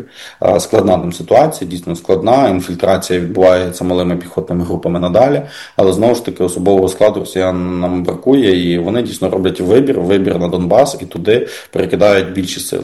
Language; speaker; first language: Ukrainian; native; Ukrainian